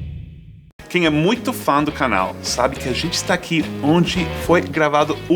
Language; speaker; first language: Portuguese; non-native, fluent; English